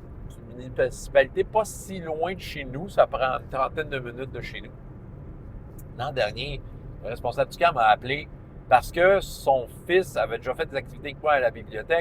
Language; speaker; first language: French; native; French